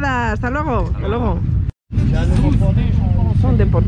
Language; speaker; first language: Spanish; native; Spanish